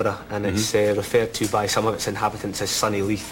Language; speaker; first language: English; native; English